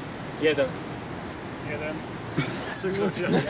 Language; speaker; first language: Polish; native; Polish